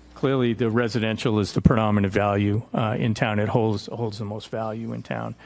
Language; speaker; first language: English; native; English